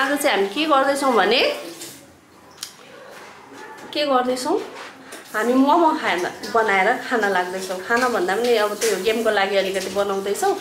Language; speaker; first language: Nepali; native; Nepali